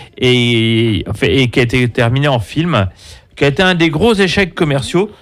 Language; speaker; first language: French; native; French